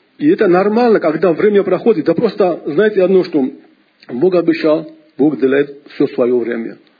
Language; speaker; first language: Russian; non-native, local second language; Georgian